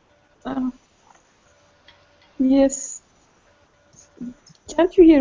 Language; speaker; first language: English; non-native, learner; Turkish